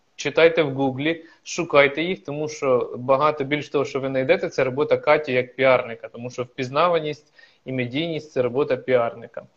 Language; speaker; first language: Ukrainian; native; Ukrainian